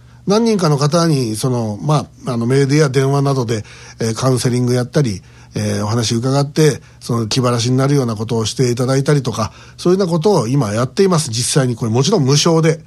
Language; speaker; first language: Japanese; native; Japanese